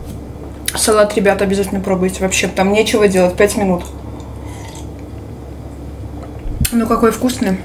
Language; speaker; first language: Russian; native; Russian